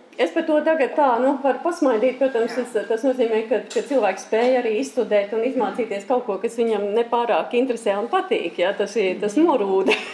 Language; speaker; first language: Latvian; early bilingual, heritage; Latvian